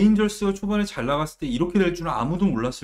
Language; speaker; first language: Korean; native; Korean